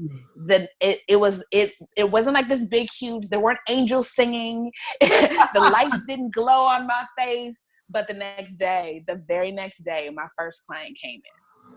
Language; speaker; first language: English; native; English